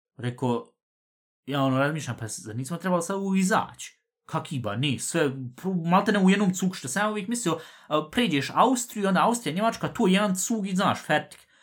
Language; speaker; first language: Bosnian; early bilingual, heritage; Bosnian